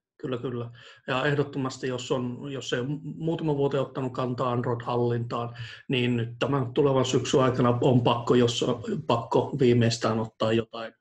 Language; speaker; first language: Finnish; native; Finnish